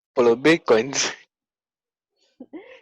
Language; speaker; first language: Spanish; native; Spanish